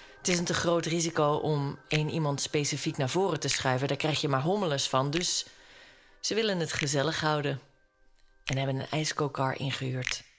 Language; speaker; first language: Dutch; native; Dutch